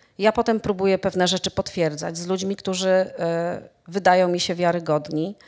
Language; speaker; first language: Polish; native; Polish